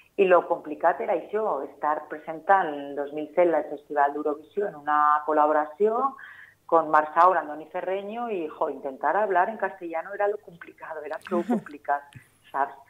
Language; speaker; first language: Catalan; non-native, local second language; Spanish